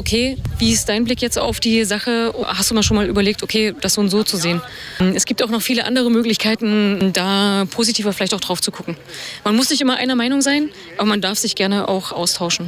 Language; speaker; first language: German; native; German